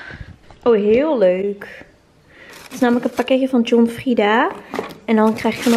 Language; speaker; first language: Dutch; native; Dutch